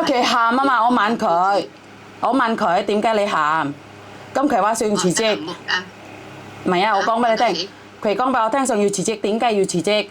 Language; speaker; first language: Cantonese; non-native, fluent; Indonesian